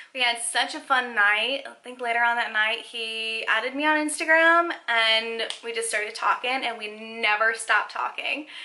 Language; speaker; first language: English; native; English